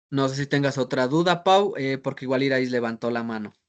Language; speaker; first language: Spanish; native; Spanish